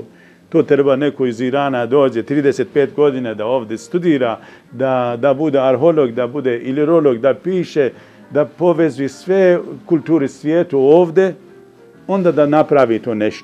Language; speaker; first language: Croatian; non-native, fluent; Persian